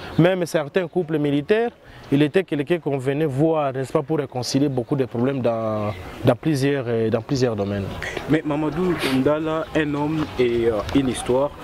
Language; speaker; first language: French; non-native, local second language; Swahili